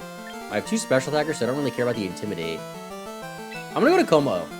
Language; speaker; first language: English; native; English